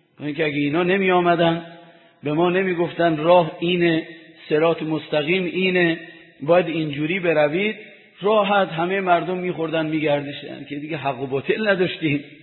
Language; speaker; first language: Persian; native; Persian